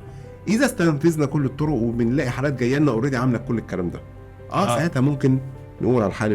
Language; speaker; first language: Arabic; native; Arabic